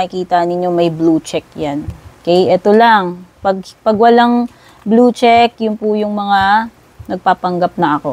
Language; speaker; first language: Filipino; native; Filipino